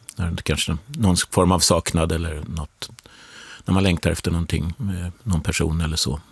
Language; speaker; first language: Swedish; native; Swedish